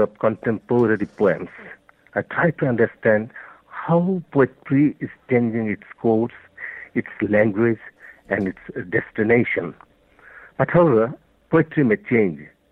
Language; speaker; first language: English; non-native, local second language; Bangla